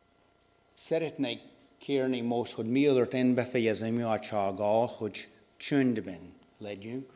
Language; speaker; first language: Hungarian; non-native, learner; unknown